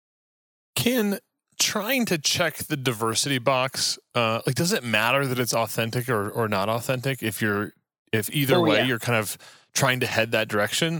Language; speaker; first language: English; native; English